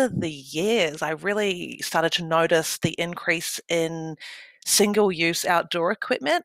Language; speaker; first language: English; native; English